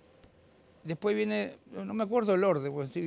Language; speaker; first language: Spanish; native; Spanish